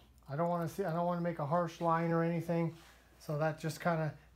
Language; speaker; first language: English; native; English